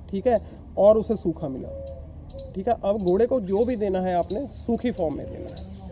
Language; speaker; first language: Hindi; non-native, local second language; Punjabi